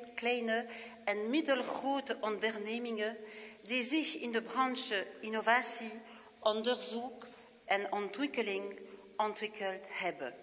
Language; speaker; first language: Dutch; non-native, local second language; French